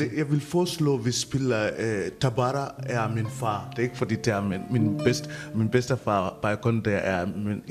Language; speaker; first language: Danish; non-native, fluent; Mandingo